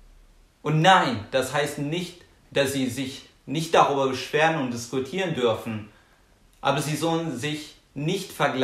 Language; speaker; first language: German; non-native, fluent; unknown